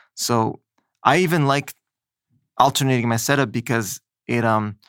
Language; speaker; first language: English; native; English